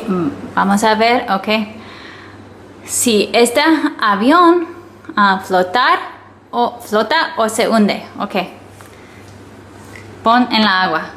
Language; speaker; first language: Spanish; non-native, learner; English